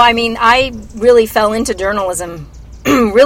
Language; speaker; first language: English; native; English